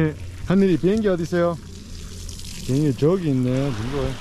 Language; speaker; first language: Korean; early bilingual, heritage; Korean